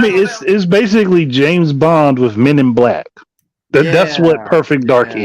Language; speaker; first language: English; native; English